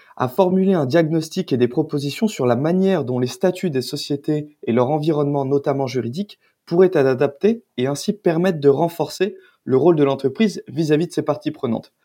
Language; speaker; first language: French; native; French